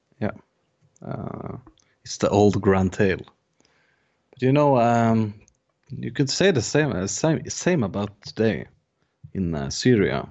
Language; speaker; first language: English; non-native, fluent; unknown